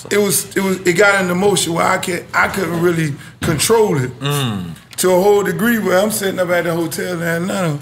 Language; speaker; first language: English; native; English